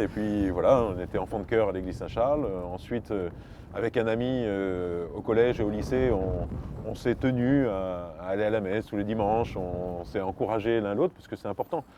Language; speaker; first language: French; native; French